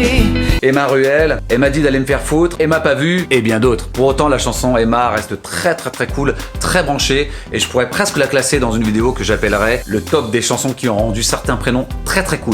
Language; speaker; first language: French; native; French